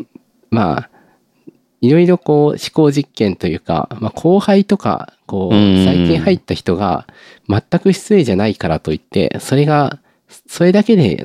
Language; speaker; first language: Japanese; native; Japanese